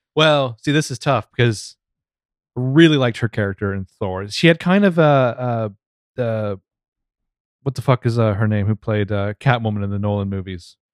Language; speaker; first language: English; native; English